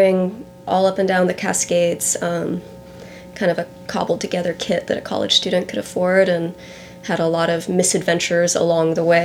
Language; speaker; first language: English; native; English